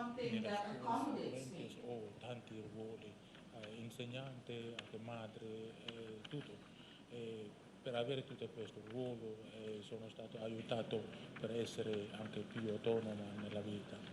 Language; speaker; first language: Italian; non-native, learner; Indonesian